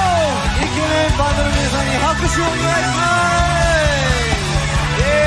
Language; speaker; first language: Japanese; non-native, learner; Korean